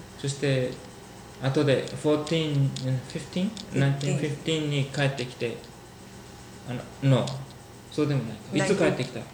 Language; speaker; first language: Japanese; early bilingual, heritage; Japanese